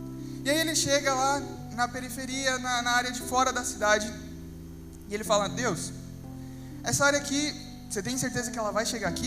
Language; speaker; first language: Portuguese; native; Portuguese